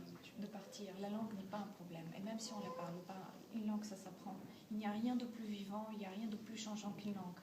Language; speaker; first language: French; non-native, fluent; Bulgarian